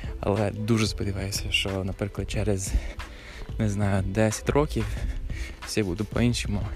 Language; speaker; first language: Ukrainian; non-native, fluent; English